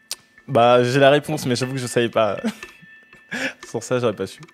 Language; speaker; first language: French; native; French